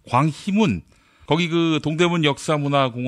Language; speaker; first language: Korean; native; Korean